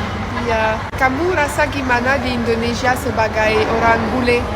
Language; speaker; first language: Indonesian; non-native, learner; French